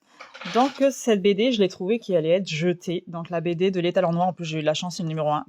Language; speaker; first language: French; native; French